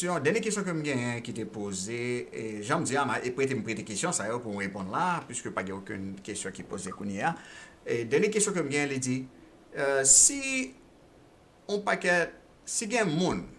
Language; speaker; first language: French; non-native, local second language; Haitian Creole